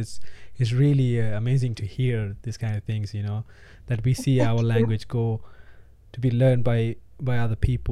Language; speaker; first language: English; non-native, local second language; Tamil